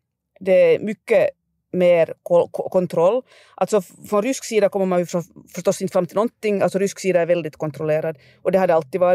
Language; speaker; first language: Swedish; native; Swedish